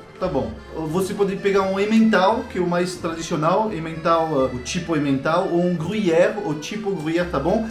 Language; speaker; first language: Portuguese; non-native, fluent; French